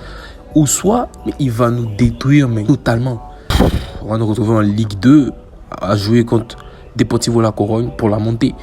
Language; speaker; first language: French; native; French